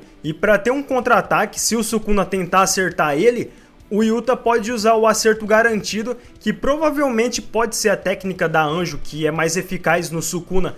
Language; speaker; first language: Portuguese; native; Portuguese